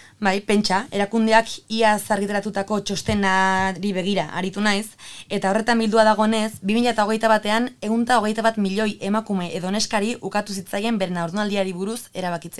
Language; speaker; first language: Basque; native; Basque